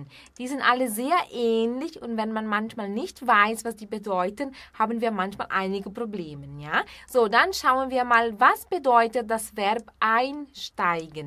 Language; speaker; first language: German; non-native, fluent; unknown